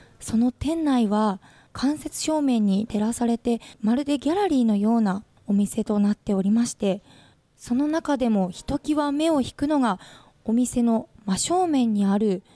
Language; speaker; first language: Japanese; native; Japanese